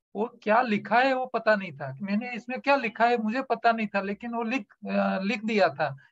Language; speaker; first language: Hindi; non-native, local second language; Gujarati